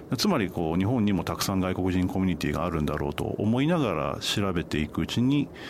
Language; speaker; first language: Japanese; native; Japanese